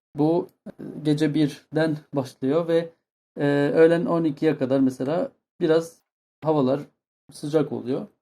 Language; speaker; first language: Turkish; non-native, fluent; Arabic